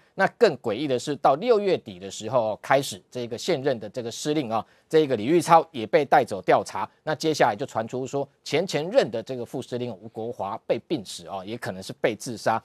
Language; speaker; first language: Chinese; native; Chinese